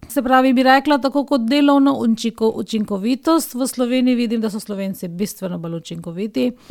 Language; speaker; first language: Slovenian; non-native, fluent; Hindi